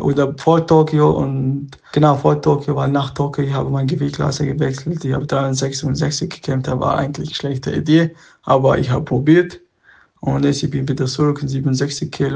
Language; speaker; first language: German; non-native, local second language; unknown